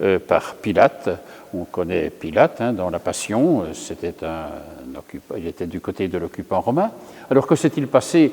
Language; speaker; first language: French; native; French